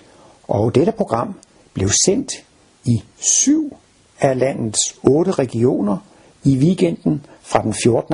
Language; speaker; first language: Danish; native; Danish